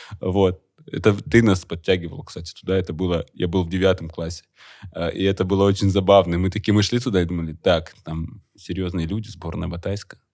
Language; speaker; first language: Russian; native; Russian